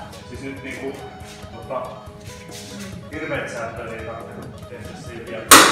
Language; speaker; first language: Finnish; native; Finnish